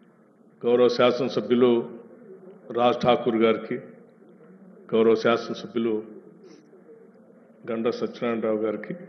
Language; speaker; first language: Telugu; native; Telugu